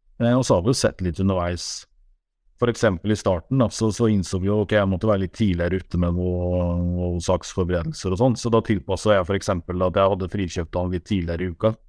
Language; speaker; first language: Norwegian; native; Norwegian